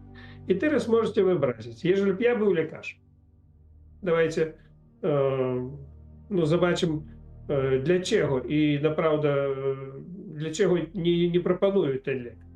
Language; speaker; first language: Polish; non-native, learner; Russian